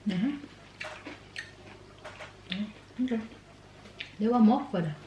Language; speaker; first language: Swedish; non-native, learner; Indonesian